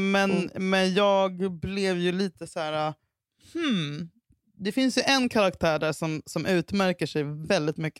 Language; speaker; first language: Swedish; native; Swedish